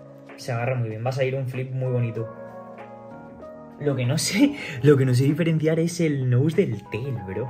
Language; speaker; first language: Spanish; native; Spanish